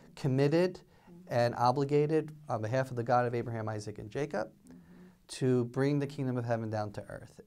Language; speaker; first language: English; native; English